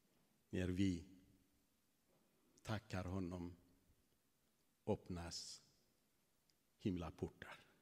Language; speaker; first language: Swedish; non-native, fluent; Tigrinya